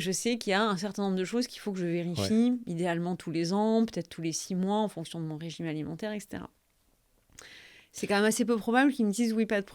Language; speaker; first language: French; native; French